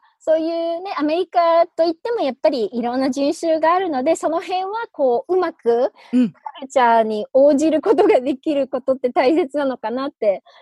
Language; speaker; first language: Japanese; native; Japanese